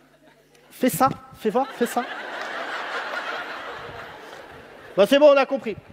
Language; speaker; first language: French; native; French